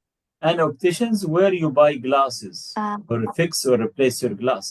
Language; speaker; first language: English; non-native, fluent; Arabic